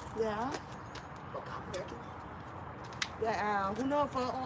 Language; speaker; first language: Danish; non-native, learner; Thai